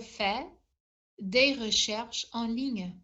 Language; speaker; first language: French; non-native, fluent; English